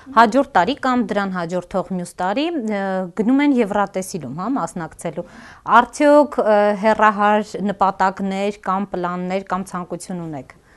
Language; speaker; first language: Armenian; native; Armenian